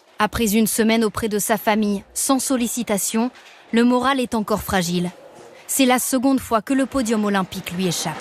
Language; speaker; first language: French; native; French